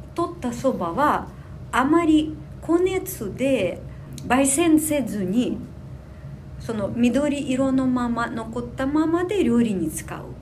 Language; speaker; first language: Japanese; non-native, fluent; Russian